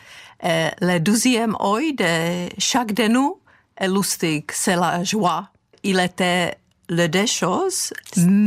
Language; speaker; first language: French; non-native, fluent; Czech